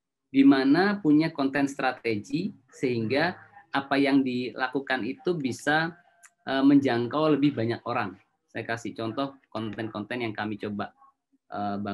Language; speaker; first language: Indonesian; native; Indonesian